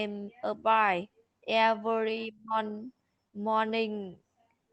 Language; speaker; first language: English; non-native, learner; Vietnamese